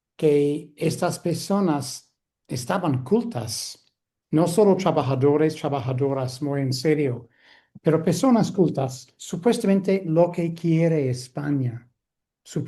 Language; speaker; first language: Spanish; non-native, fluent; English